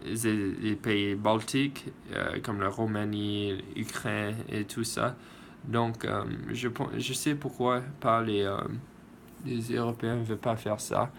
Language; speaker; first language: French; non-native, learner; English